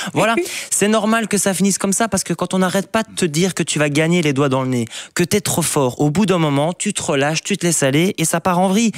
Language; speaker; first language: French; native; French